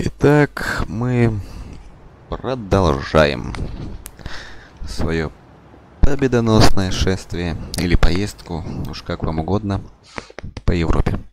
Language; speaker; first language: Russian; native; Russian